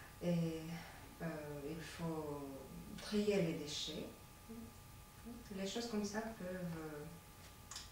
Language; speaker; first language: French; non-native, learner; Latvian